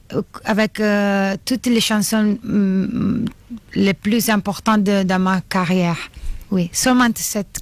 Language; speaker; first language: French; non-native, learner; Italian